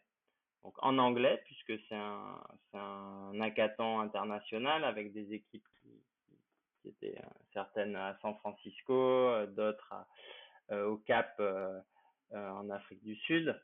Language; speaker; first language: French; native; French